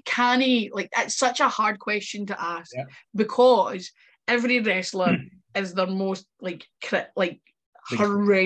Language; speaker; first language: English; native; English